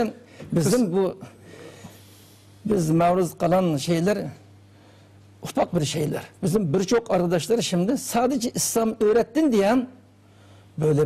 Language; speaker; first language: Turkish; non-native, learner; Uyghur